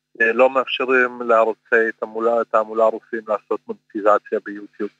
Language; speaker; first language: Hebrew; early bilingual, other home language; Russian